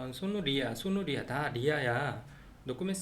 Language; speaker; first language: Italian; non-native, learner; Korean